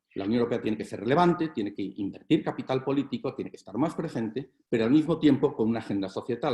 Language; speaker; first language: Spanish; native; Spanish